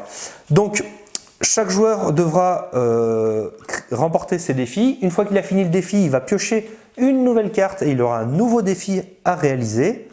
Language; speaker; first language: French; native; French